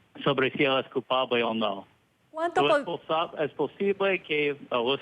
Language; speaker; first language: Spanish; non-native, fluent; English